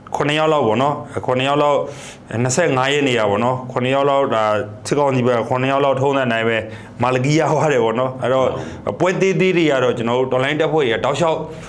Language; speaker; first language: Burmese; native; Burmese